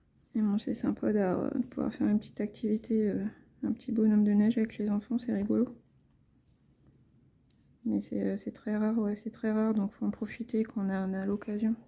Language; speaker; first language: French; native; French